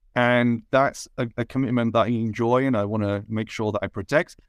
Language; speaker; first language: English; native; English